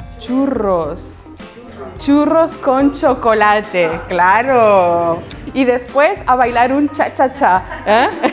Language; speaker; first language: Spanish; native; Spanish